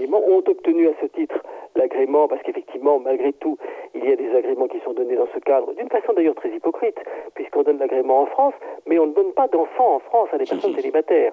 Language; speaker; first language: French; native; French